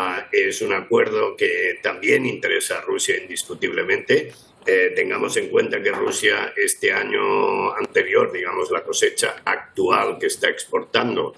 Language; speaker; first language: Spanish; native; Spanish